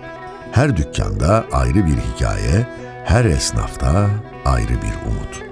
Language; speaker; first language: Turkish; native; Turkish